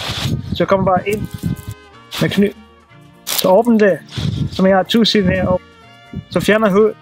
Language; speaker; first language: Danish; non-native, learner; Swahili